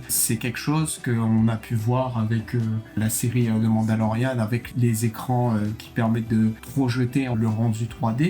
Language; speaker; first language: French; native; French